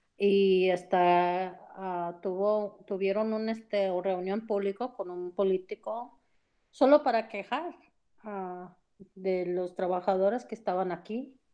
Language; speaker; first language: Spanish; early bilingual, heritage; Spanish